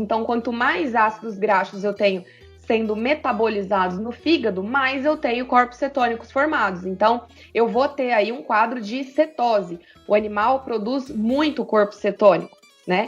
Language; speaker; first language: Portuguese; native; Portuguese